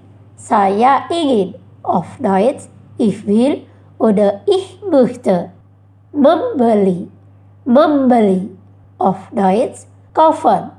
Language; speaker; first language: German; non-native, learner; Indonesian